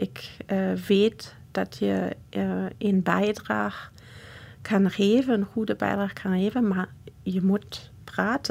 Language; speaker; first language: Dutch; non-native, fluent; German